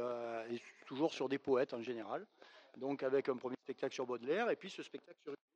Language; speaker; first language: French; native; French